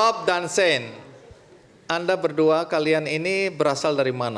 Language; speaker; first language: Indonesian; native; Indonesian